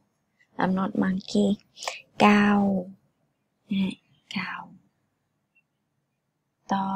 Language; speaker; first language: English; non-native, learner; Thai